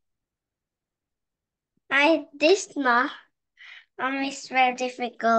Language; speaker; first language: English; non-native, learner; Korean